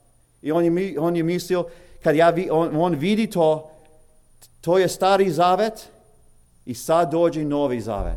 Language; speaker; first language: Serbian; early bilingual, heritage; English